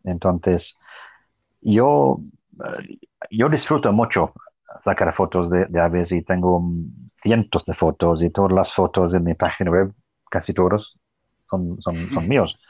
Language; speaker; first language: Spanish; non-native, fluent; English